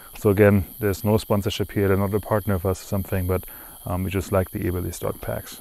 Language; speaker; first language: English; native; English